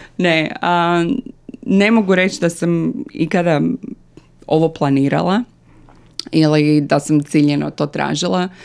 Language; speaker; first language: Croatian; early bilingual, other home language; English